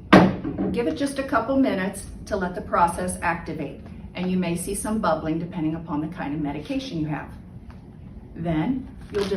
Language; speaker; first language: English; native; English